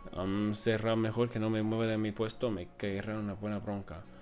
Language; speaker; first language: Spanish; non-native, fluent; English